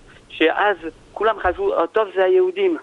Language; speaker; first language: Hebrew; non-native, fluent; French